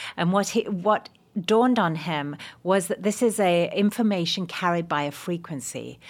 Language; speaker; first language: English; native; English